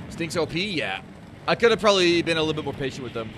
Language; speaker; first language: English; native; English